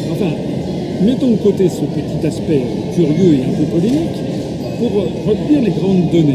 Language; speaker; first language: French; native; French